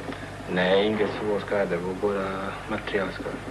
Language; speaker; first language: Swedish; non-native, fluent; Croatian